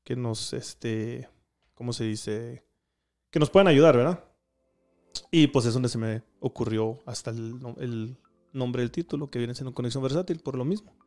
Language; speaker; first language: Spanish; early bilingual, heritage; Spanish